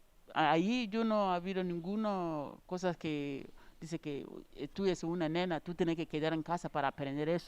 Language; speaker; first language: Spanish; non-native, learner; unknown